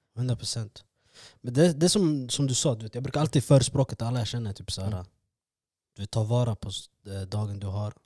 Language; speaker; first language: Swedish; early bilingual, other home language; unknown